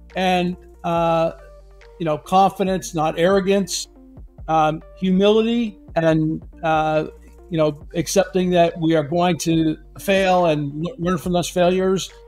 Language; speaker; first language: English; native; English